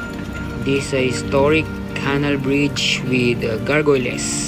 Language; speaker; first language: English; non-native, local second language; Filipino